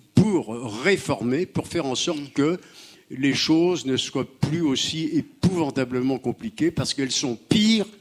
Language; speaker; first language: French; native; French